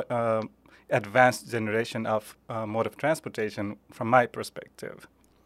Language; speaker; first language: English; non-native, local second language; Nepali